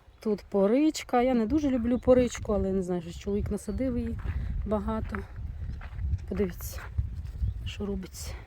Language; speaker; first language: Ukrainian; non-native, local second language; Russian